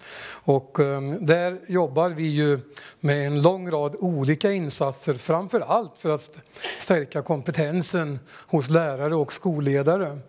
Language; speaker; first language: Swedish; native; Swedish